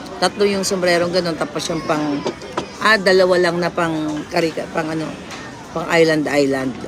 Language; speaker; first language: Filipino; non-native, local second language; Cebuano